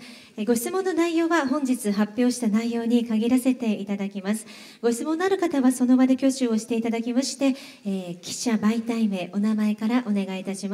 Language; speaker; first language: Japanese; native; Japanese